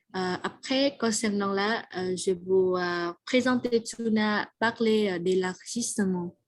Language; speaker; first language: French; non-native, learner; Vietnamese